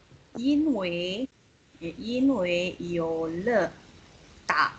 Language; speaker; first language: Chinese; non-native, learner; Indonesian